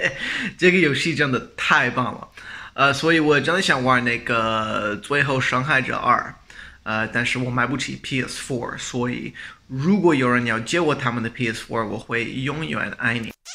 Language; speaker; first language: Chinese; non-native, fluent; English